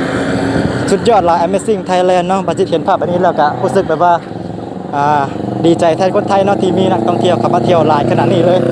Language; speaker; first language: Thai; non-native, local second language; Northeastern Thai